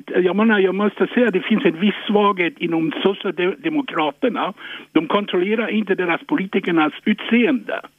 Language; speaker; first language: Swedish; non-native, fluent; French